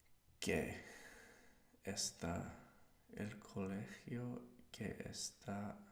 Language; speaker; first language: Spanish; non-native, learner; English